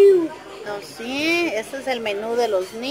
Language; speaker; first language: Spanish; native; Spanish